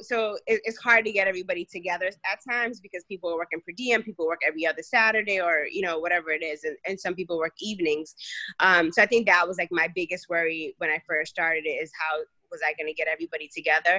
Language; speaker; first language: English; early bilingual, other home language; Kabuverdianu